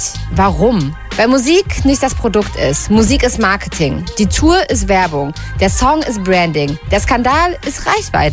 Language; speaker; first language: German; native; German